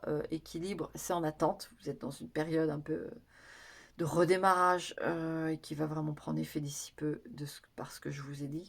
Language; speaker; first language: French; native; French